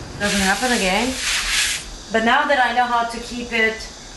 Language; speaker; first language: English; non-native, fluent; Korean